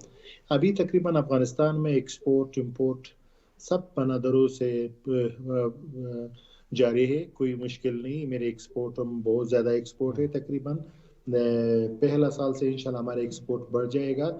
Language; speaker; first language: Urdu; non-native, learner; Pashto